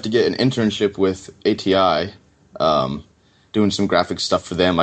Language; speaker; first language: English; native; English